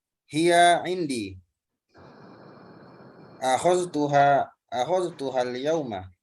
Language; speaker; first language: Arabic; non-native, learner; Indonesian